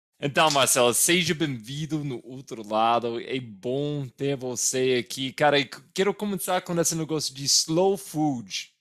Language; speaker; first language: Portuguese; non-native, fluent; English